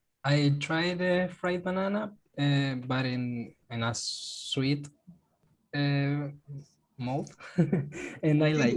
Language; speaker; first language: English; non-native, learner; Spanish